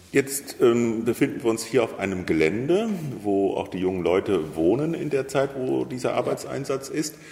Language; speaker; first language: German; native; German